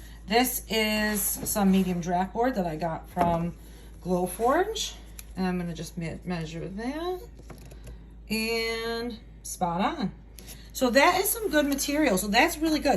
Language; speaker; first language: English; native; English